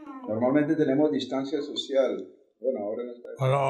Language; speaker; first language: Spanish; native; Spanish